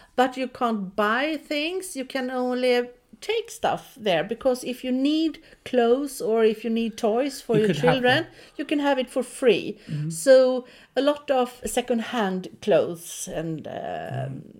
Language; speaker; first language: English; non-native, fluent; Swedish